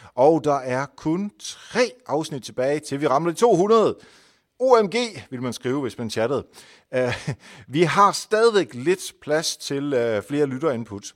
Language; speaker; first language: Danish; non-native, fluent; Dutch